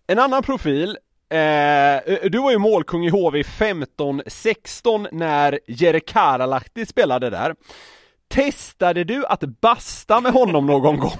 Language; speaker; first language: Swedish; native; Swedish